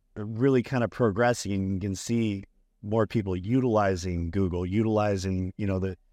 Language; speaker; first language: English; native; English